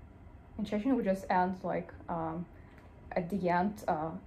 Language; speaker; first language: English; non-native, fluent; Chechen